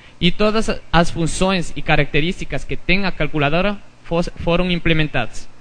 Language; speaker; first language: Portuguese; non-native, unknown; Spanish